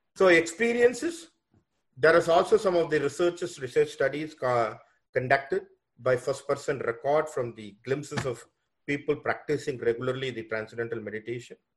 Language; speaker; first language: English; non-native, local second language; Tamil